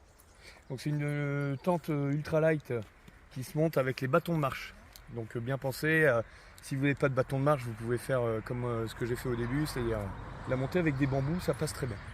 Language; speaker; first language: French; native; French